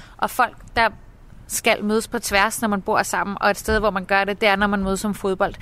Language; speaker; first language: Danish; native; Danish